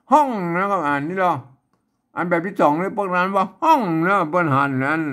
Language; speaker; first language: Thai; non-native, local second language; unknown